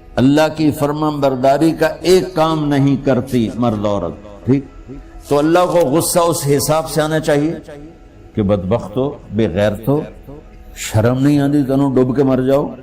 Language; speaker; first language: Urdu; non-native, local second language; Punjabi